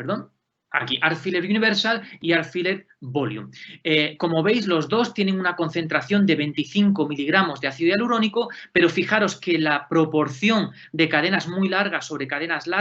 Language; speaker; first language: Spanish; native; Spanish